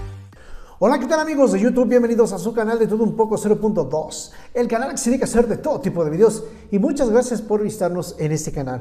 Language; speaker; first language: Spanish; native; Spanish